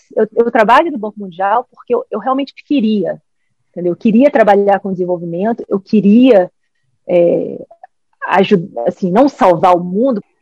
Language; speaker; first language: Portuguese; early bilingual, heritage; English